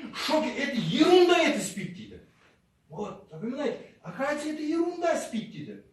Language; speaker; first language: Russian; non-native, local second language; Kazakh